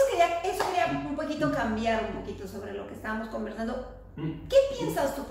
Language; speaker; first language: Spanish; native; Spanish